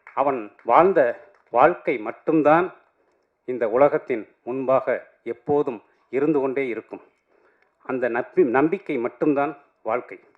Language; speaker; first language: Tamil; native; Tamil